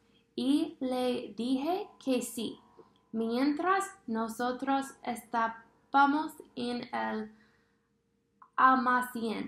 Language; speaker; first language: Spanish; non-native, fluent; English